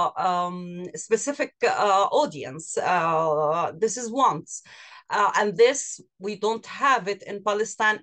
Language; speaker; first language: English; non-native, fluent; Arabic